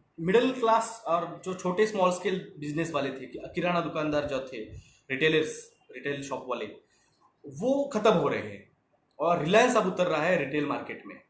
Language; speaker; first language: Hindi; non-native, local second language; Marathi